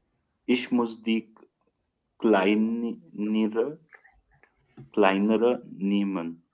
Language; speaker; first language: German; non-native, learner; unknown